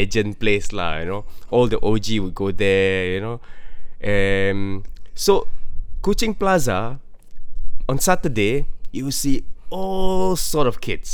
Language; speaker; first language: English; non-native, local second language; Malay